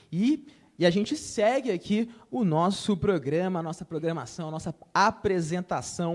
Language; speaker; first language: Portuguese; native; Portuguese